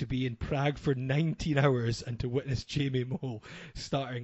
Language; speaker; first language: English; native; English